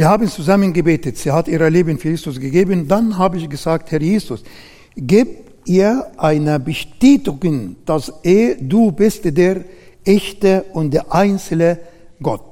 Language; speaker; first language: German; non-native, learner; Arabic